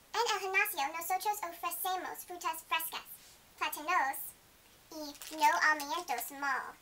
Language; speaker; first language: Spanish; non-native, learner; English